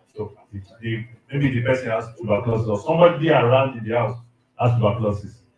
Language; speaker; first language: English; non-native, local second language; Yoruba